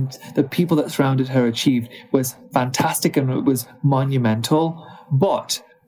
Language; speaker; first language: English; native; English